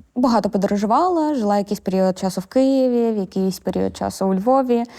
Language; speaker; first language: Ukrainian; native; Ukrainian